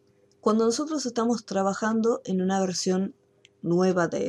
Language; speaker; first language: Spanish; native; Spanish